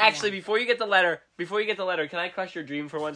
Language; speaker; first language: English; native; English